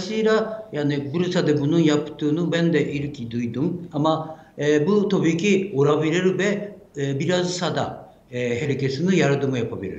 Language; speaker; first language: Turkish; non-native, fluent; Japanese